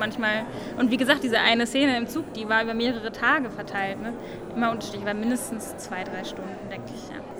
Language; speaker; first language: German; native; German